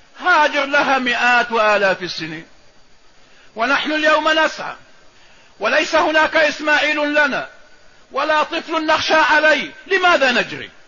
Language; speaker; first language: Arabic; native; Arabic